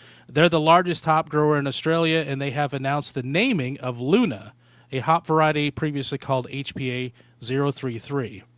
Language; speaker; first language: English; native; English